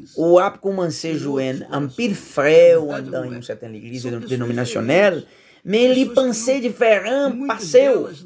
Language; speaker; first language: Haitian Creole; non-native, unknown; Portuguese